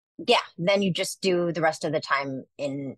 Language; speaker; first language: English; native; English